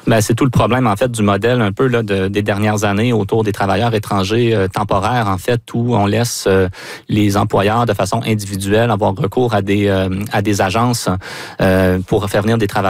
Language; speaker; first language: French; native; French